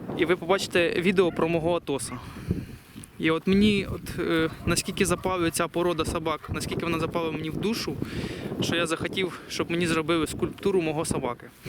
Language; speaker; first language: Ukrainian; native; Ukrainian